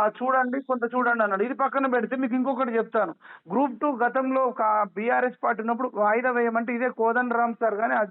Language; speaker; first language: Telugu; native; Telugu